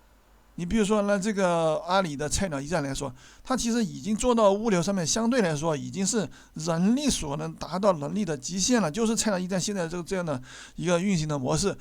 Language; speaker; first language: Chinese; native; Chinese